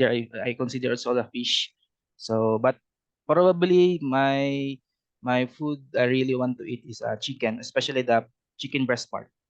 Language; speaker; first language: English; non-native, learner; Cebuano